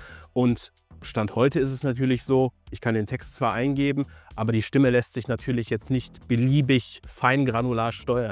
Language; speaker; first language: German; native; German